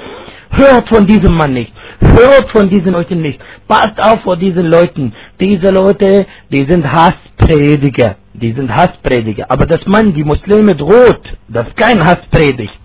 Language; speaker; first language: German; non-native, fluent; Arabic